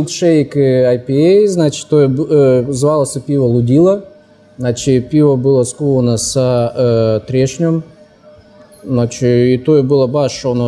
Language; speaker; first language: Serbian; non-native, fluent; Russian